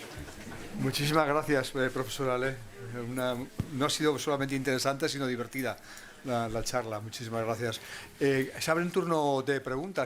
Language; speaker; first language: Spanish; native; Spanish